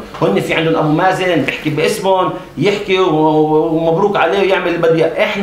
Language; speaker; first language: Arabic; native; Arabic